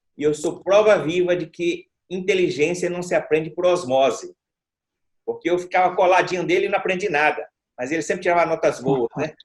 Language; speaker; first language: Portuguese; native; Portuguese